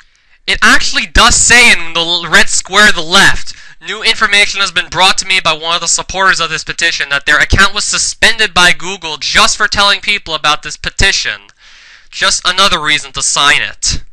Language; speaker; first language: English; native; English